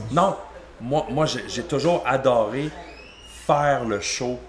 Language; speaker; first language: French; native; French